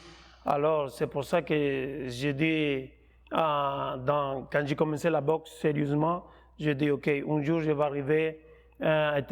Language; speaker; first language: French; non-native, fluent; Spanish